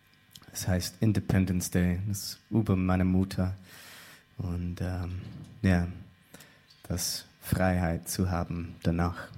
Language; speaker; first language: German; non-native, learner; English